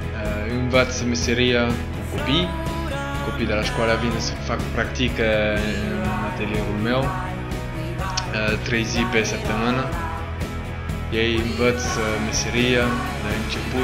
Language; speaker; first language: Romanian; non-native, learner; French